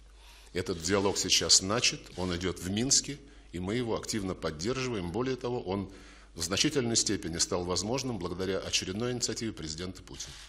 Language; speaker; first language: Russian; native; Russian